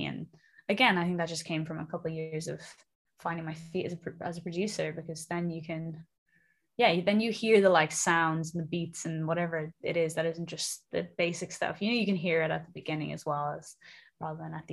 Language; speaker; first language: English; native; English